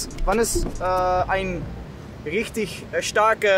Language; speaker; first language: German; non-native, learner; Dutch